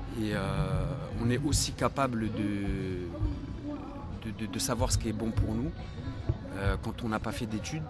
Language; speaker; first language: French; native; French